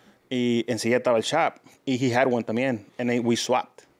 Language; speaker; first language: Spanish; early bilingual, heritage; Spanish